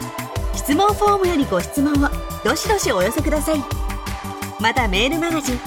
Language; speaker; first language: Japanese; native; Japanese